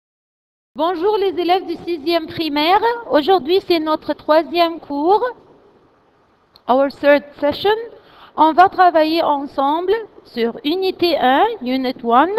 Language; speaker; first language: French; non-native, fluent; Arabic